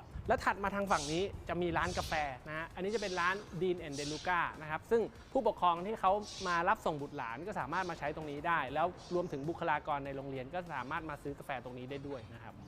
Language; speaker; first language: Thai; native; Thai